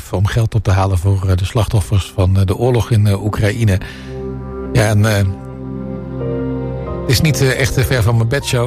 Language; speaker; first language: Dutch; native; Dutch